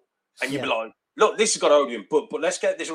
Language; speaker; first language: English; native; English